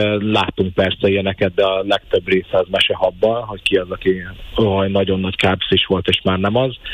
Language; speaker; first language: Hungarian; native; Hungarian